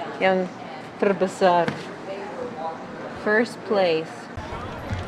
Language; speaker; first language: Indonesian; non-native, learner; English